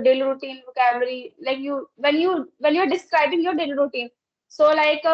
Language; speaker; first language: English; non-native, local second language; Hindi